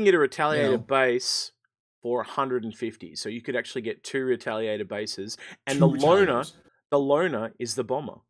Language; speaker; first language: English; native; English